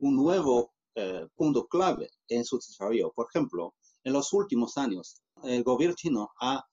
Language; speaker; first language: Spanish; non-native, fluent; Chinese